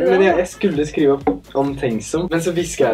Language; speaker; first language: Norwegian; native; Norwegian